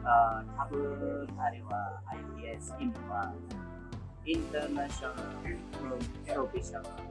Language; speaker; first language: Japanese; non-native, fluent; Indonesian